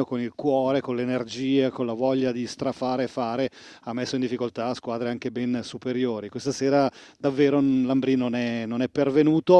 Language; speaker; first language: Italian; native; Italian